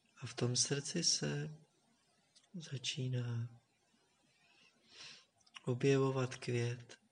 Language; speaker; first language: Czech; native; Czech